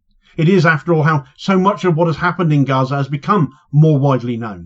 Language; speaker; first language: English; native; English